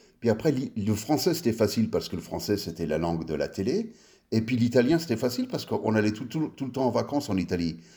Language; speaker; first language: French; early bilingual, other home language; Italian